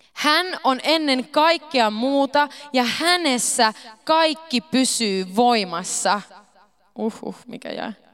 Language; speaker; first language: Finnish; early bilingual, heritage; Finnish